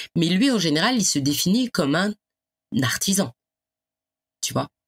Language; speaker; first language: French; native; French